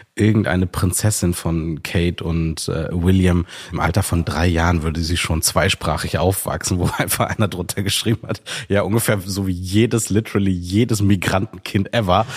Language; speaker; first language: German; early bilingual, other home language; Sinhala